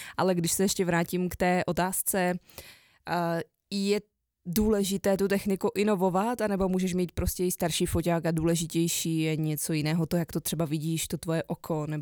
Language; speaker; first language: Czech; native; Czech